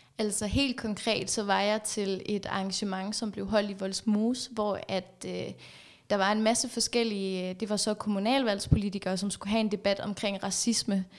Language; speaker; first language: Danish; early bilingual, other home language; Persian